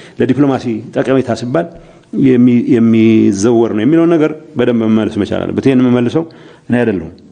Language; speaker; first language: Amharic; non-native, local second language; Tigrinya